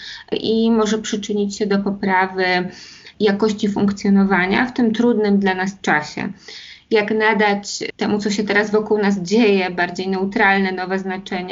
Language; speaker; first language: Polish; native; Polish